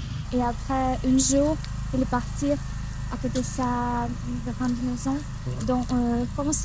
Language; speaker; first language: French; non-native, learner; Ukrainian